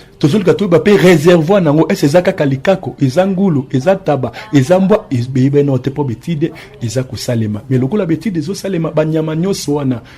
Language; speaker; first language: Lingala; native; Lingala